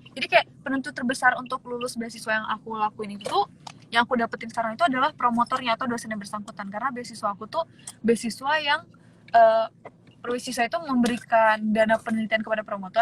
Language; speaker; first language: Indonesian; native; Indonesian